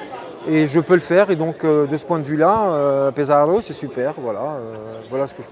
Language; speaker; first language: French; non-native, local second language; Arabic